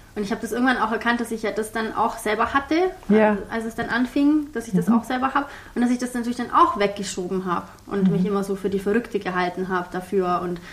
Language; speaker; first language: German; early bilingual, heritage; German